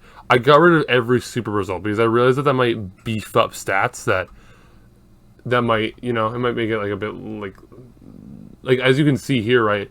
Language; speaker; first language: English; native; English